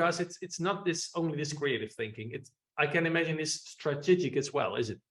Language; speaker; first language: English; non-native, fluent; Dutch